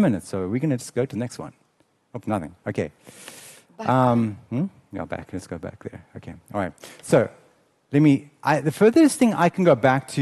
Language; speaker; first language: English; non-native, local second language; Afrikaans